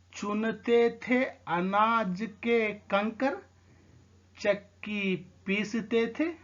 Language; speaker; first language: Hindi; non-native, local second language; Telugu